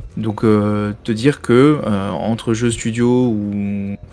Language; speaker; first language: French; native; French